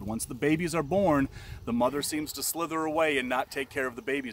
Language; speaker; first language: English; native; English